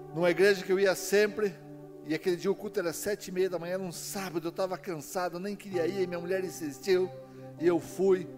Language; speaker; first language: Portuguese; native; Portuguese